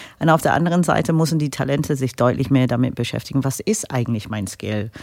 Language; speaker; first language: German; non-native, fluent; English